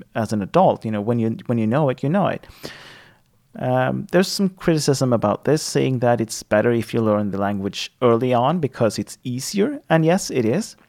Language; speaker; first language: English; non-native, fluent; Swedish